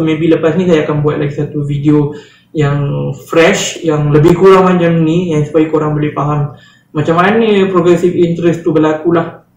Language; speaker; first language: Malay; native; Malay